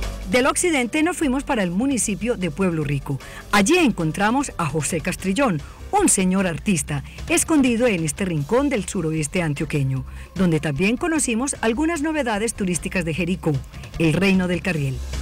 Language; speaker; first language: Spanish; native; Spanish